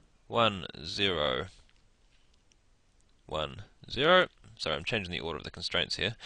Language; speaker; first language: English; native; English